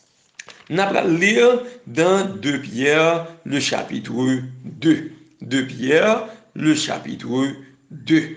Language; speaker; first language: French; non-native, local second language; Haitian Creole